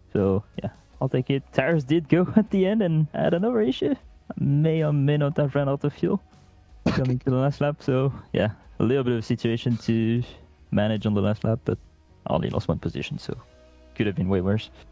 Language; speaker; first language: English; non-native, fluent; French